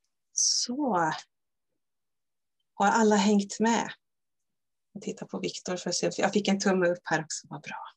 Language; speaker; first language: Swedish; native; Swedish